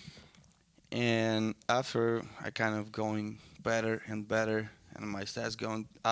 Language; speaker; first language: English; non-native, learner; Russian